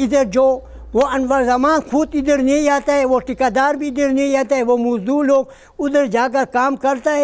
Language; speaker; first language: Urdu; non-native, local second language; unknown